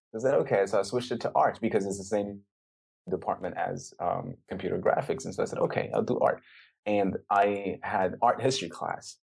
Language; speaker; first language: English; native; English